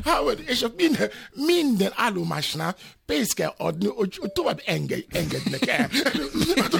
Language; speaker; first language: Hungarian; non-native, fluent; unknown